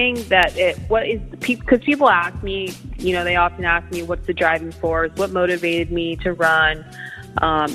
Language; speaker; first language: English; native; English